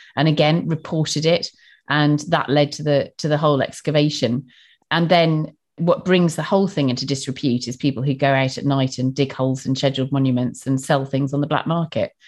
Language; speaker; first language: English; native; English